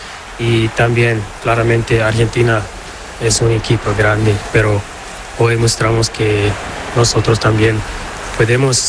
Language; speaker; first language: Spanish; non-native, learner; Portuguese